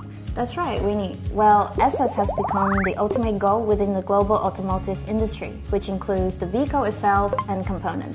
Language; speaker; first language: English; non-native, fluent; Chinese